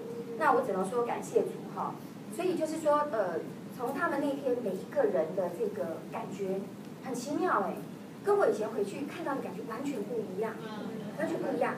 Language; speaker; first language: Chinese; native; Chinese